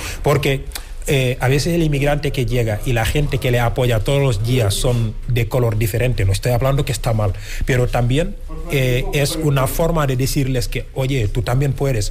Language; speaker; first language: Spanish; non-native, fluent; Wolof